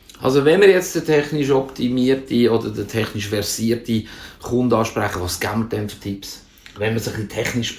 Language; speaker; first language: German; native; German